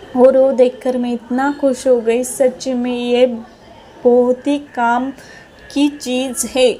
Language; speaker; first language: Hindi; non-native, local second language; Marathi